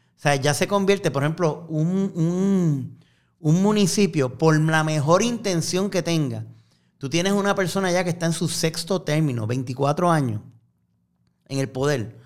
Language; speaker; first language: Spanish; native; Spanish